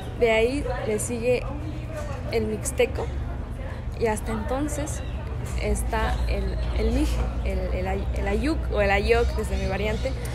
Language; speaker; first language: Spanish; non-native, local second language; Mixtepec Mixtec